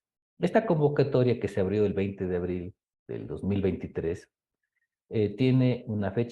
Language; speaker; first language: Spanish; native; Spanish